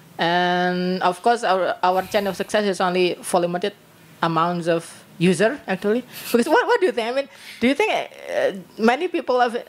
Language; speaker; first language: English; non-native, learner; Indonesian